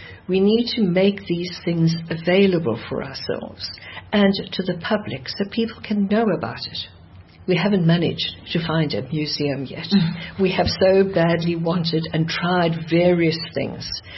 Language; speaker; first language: English; early bilingual, other home language; Dutch